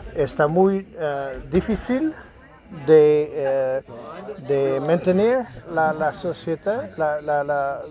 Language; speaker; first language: Spanish; non-native, learner; French